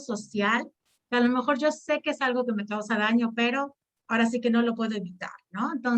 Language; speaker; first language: Spanish; native; Spanish